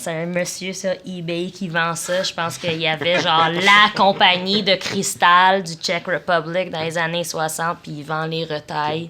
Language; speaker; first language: French; native; French